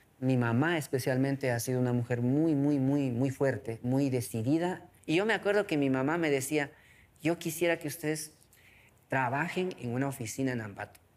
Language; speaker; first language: Spanish; non-native, local second language; Quechua